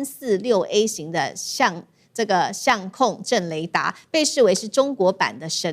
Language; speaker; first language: Chinese; native; Chinese